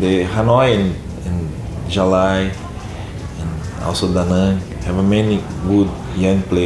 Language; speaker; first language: English; non-native, learner; Portuguese